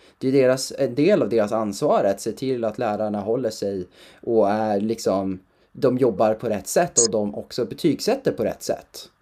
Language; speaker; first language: Swedish; native; Swedish